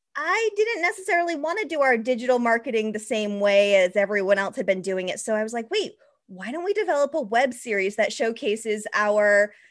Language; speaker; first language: English; native; English